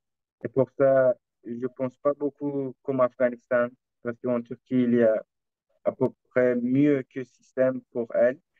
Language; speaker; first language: French; non-native, learner; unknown